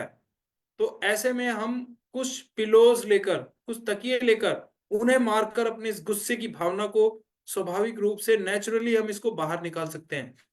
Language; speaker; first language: Hindi; native; Hindi